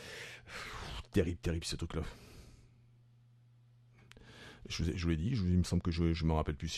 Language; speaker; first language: French; native; French